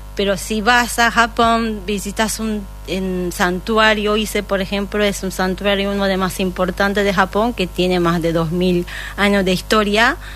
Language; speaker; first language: Spanish; non-native, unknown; Japanese